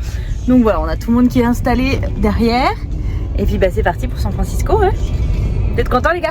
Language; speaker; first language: French; native; French